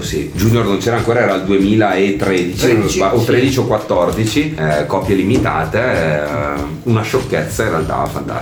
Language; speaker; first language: Italian; native; Italian